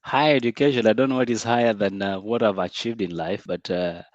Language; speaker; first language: English; non-native, local second language; Swahili